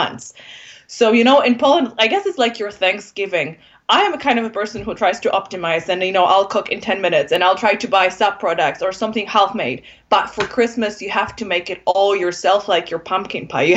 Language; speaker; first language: English; non-native, fluent; Polish